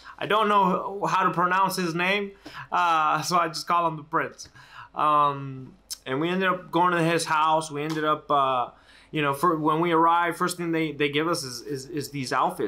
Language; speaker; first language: English; early bilingual, other home language; Spanish